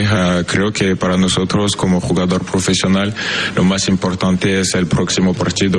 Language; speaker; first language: Spanish; non-native, fluent; French